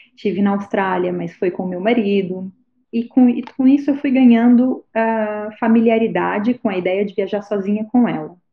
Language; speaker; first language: Portuguese; native; Portuguese